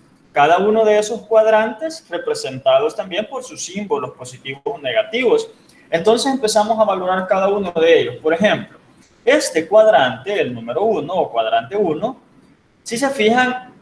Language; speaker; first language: Spanish; native; Spanish